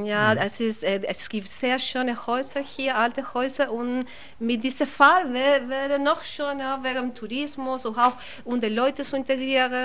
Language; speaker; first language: German; non-native, learner; Spanish